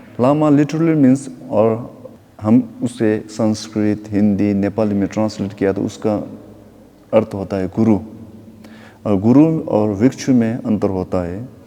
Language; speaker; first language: Hindi; non-native, local second language; Nepali